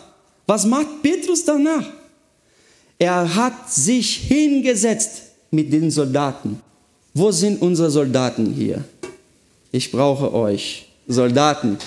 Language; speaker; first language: German; non-native, fluent; Portuguese